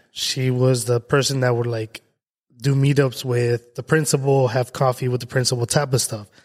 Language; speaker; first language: English; early bilingual, other home language; Spanish